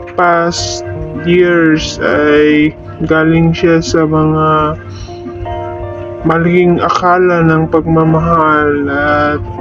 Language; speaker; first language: Filipino; native; Filipino